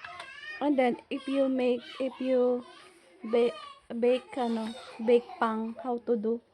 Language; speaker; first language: English; non-native, learner; Filipino